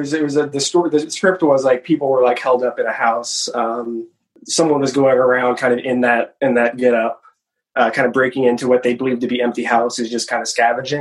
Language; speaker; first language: English; native; English